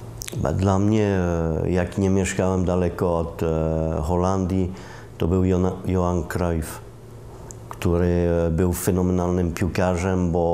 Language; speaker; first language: Polish; non-native, learner; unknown